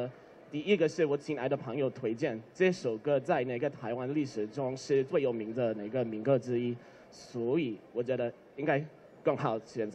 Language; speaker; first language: Chinese; non-native, learner; English